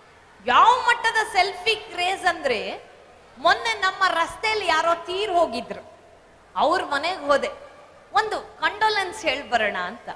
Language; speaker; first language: Kannada; native; Kannada